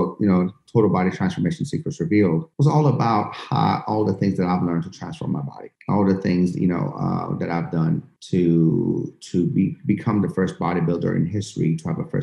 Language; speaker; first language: English; early bilingual, other home language; Persian